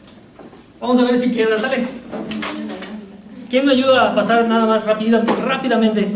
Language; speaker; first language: Spanish; native; Spanish